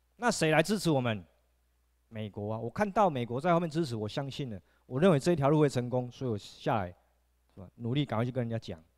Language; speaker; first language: Chinese; native; Chinese